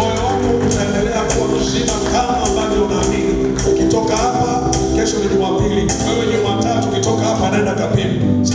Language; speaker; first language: Swahili; native; Swahili